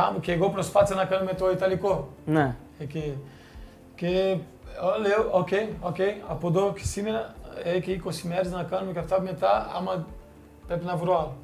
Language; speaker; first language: Greek; non-native, fluent; Portuguese